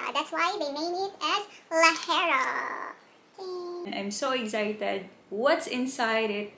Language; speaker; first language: English; non-native, local second language; Cebuano